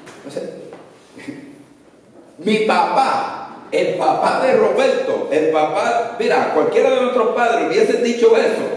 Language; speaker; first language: Spanish; early bilingual, other home language; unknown